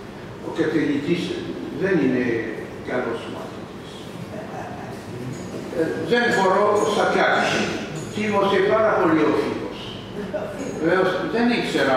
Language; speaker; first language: Greek; non-native, learner; French